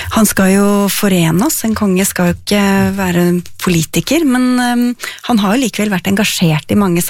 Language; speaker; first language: Norwegian; native; Norwegian